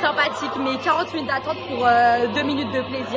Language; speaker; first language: French; native; French